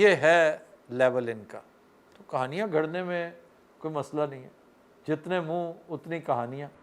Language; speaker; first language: Urdu; native; Urdu